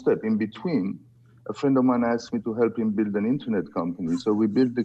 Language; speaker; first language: English; non-native, fluent; Persian